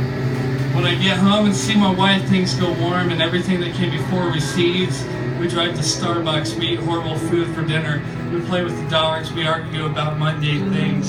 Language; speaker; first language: English; native; English